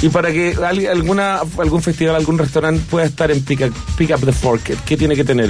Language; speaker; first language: Spanish; native; Spanish